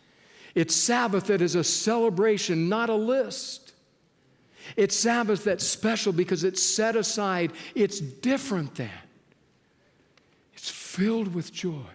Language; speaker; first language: English; native; English